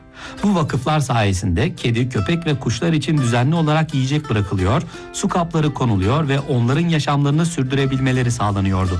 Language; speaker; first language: Turkish; native; Turkish